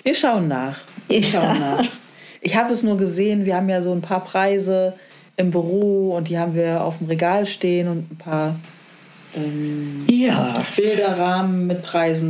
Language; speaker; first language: German; native; German